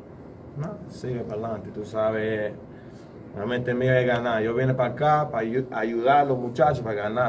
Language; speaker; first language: Spanish; non-native, learner; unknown